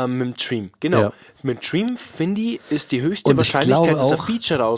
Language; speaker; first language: German; native; German